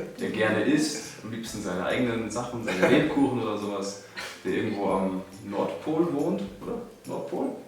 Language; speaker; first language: German; native; German